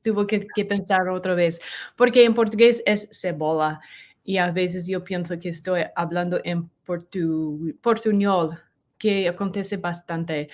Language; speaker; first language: Spanish; non-native, learner; English